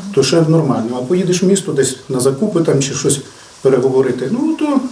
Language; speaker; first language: Ukrainian; native; Ukrainian